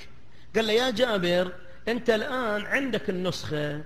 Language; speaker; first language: Arabic; native; Arabic